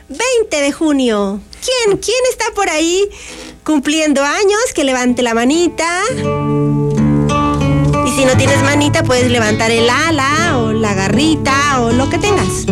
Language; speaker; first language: Spanish; native; Spanish